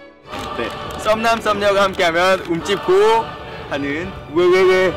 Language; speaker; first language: Korean; native; Korean